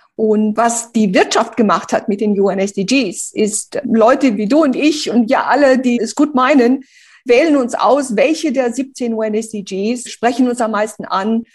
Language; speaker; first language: German; early bilingual, other home language; Romanian